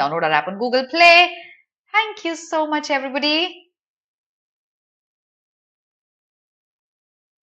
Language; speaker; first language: English; non-native, local second language; Hindi